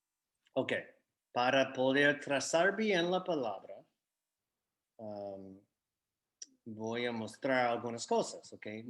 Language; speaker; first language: Spanish; non-native, fluent; English